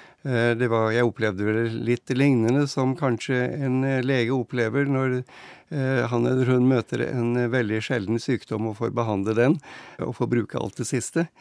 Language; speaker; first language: Norwegian; native; Norwegian